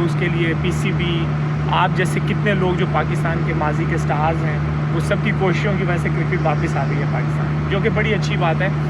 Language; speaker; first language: Urdu; non-native, local second language; Punjabi